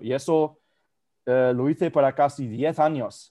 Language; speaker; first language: Spanish; non-native, fluent; German